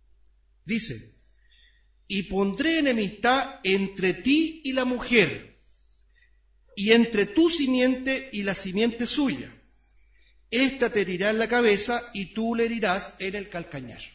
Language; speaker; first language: Spanish; native; Spanish